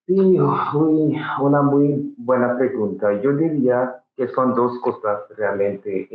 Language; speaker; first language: Spanish; non-native, fluent; English